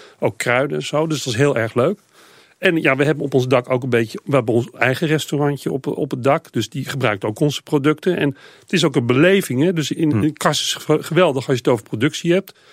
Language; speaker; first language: Dutch; native; Dutch